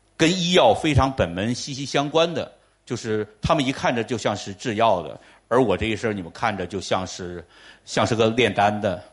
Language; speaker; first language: Chinese; native; Chinese